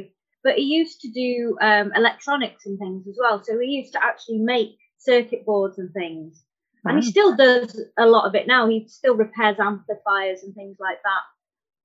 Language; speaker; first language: English; native; English